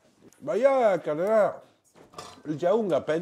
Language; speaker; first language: Indonesian; non-native, learner; French